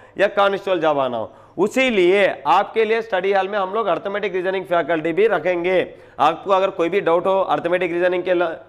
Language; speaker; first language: Hindi; non-native, local second language; Telugu